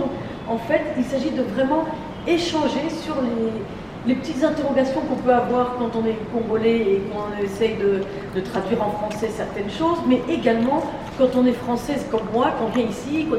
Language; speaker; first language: French; native; French